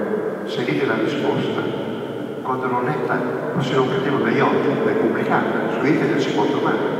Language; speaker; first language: Italian; native; Italian